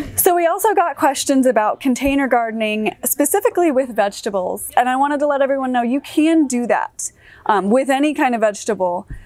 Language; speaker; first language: English; native; English